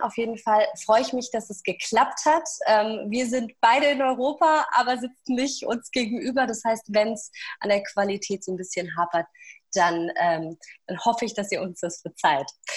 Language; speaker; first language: German; native; German